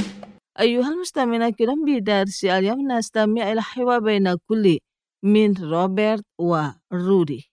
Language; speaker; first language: Arabic; non-native, fluent; Indonesian